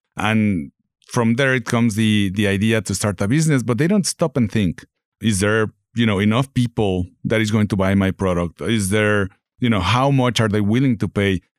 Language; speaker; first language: English; non-native, fluent; Spanish